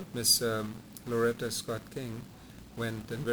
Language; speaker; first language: English; non-native, local second language; Punjabi